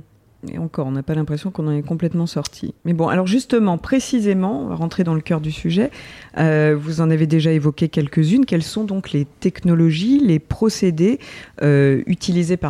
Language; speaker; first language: French; native; French